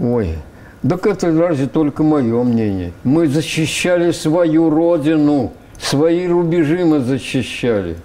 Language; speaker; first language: Russian; native; Russian